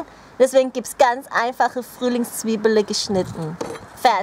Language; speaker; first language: German; early bilingual, other home language; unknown